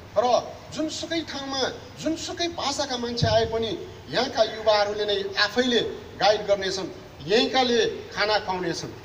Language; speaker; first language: Nepali; non-native, local second language; Newari